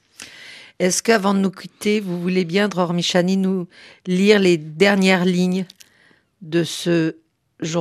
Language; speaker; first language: French; native; French